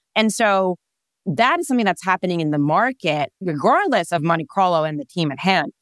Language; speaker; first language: English; non-native, fluent; Hebrew